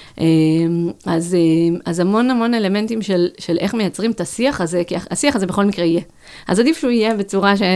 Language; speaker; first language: Hebrew; native; Hebrew